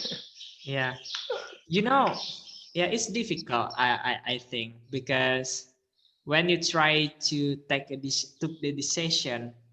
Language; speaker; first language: English; non-native, learner; Indonesian